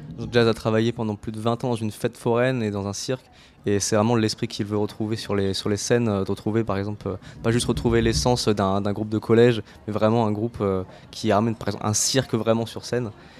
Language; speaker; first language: French; native; French